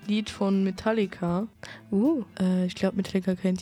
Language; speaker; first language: German; native; German